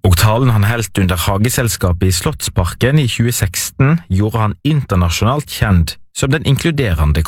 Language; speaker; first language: Norwegian; native; Norwegian